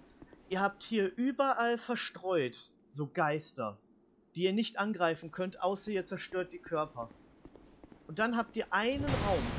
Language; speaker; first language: German; native; German